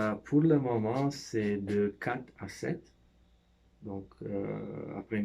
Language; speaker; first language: French; non-native, fluent; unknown